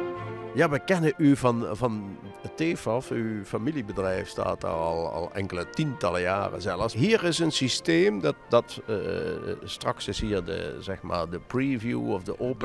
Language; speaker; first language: Dutch; native; Dutch